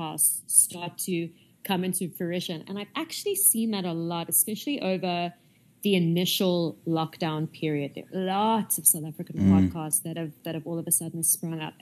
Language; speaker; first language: English; native; English